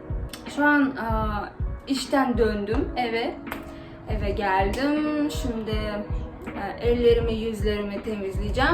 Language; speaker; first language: Turkish; non-native, learner; Kazakh